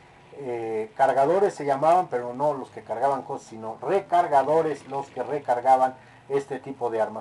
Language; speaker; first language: Spanish; native; Spanish